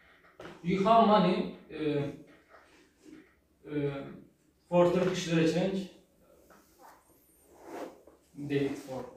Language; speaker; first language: English; non-native, learner; Turkish